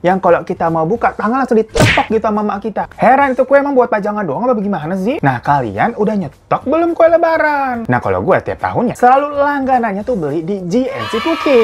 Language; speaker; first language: Indonesian; native; Indonesian